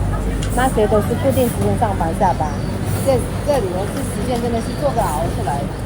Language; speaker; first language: Chinese; native; Chinese